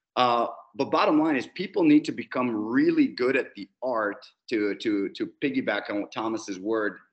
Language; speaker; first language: English; non-native, fluent; Spanish